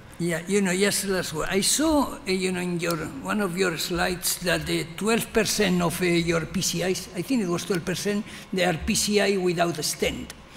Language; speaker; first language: English; non-native, fluent; Spanish